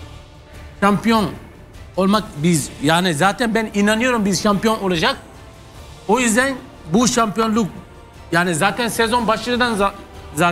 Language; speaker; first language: Turkish; non-native, learner; French